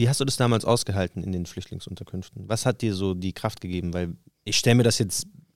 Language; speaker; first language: German; native; German